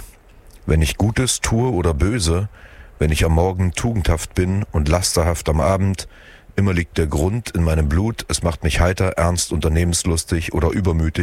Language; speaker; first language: German; native; German